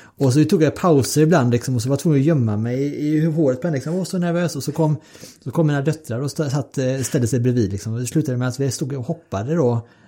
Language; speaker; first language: Swedish; native; Swedish